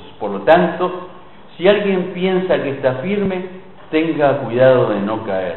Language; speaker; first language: Spanish; native; Spanish